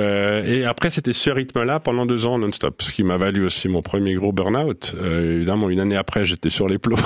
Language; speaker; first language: French; non-native, local second language; Swiss German